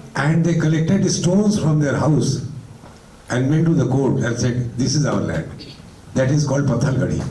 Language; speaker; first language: English; non-native, local second language; Hindi